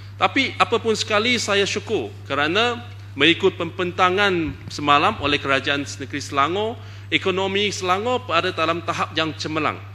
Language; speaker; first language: Malay; non-native, local second language; Chinese